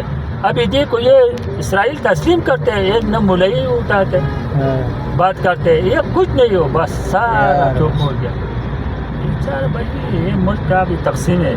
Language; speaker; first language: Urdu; non-native, local second language; Pashto